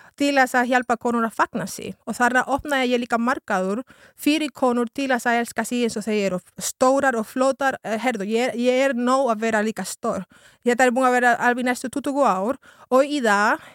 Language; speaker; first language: Icelandic; non-native, fluent; Spanish